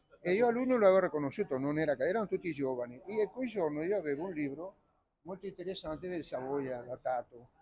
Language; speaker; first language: Italian; non-native, fluent; Spanish